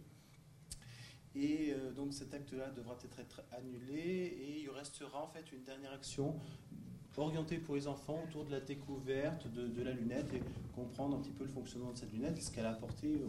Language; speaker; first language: French; native; French